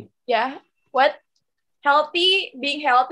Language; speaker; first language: English; non-native, local second language; Indonesian